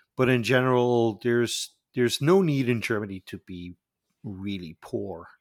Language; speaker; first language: English; non-native, fluent; Dutch